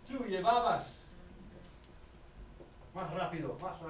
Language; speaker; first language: Spanish; non-native, fluent; English